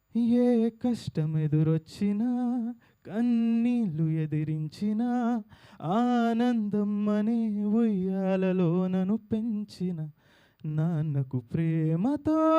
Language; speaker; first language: Telugu; native; Telugu